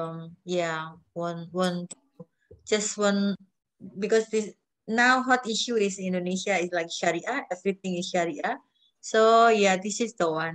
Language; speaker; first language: English; non-native, learner; Indonesian